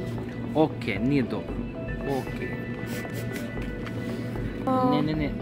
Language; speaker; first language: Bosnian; non-native, learner; English